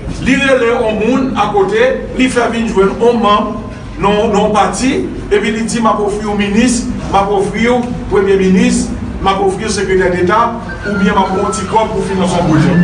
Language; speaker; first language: French; non-native, local second language; Haitian Creole